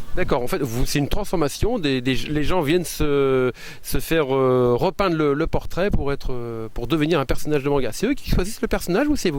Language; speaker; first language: French; native; French